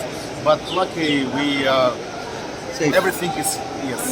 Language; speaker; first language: English; non-native, fluent; Russian